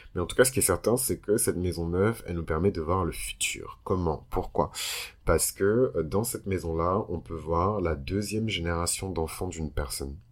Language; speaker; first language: French; early bilingual, other home language; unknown